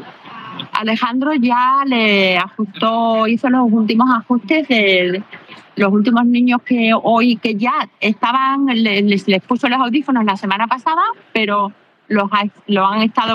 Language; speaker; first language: Spanish; native; Spanish